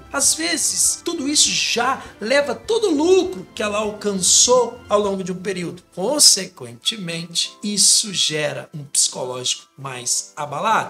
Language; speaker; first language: Portuguese; native; Portuguese